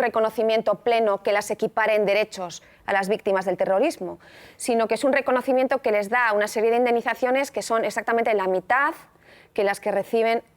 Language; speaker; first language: Spanish; native; Spanish